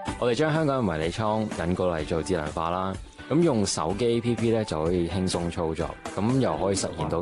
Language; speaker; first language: Cantonese; native; Cantonese